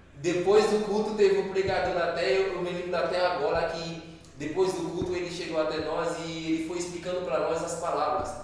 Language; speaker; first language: Portuguese; non-native, fluent; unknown